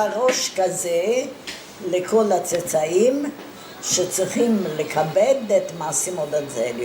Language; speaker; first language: Hebrew; non-native, fluent; Italian